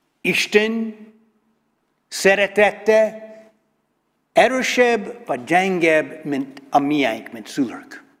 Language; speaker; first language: Hungarian; non-native, learner; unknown